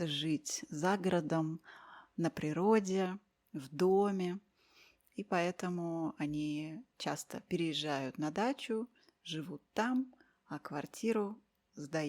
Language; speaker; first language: Russian; native; Russian